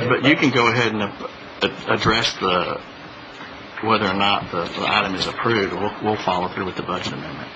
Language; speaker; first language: English; native; English